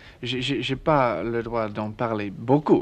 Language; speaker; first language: French; non-native, learner; English